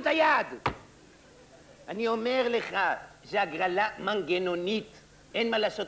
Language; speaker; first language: Hebrew; native; Hebrew